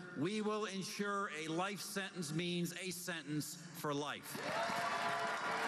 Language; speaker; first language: English; native; English